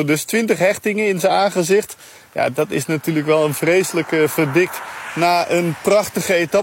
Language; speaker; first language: Dutch; native; Dutch